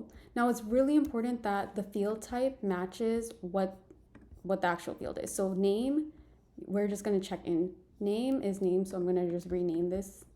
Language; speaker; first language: English; native; English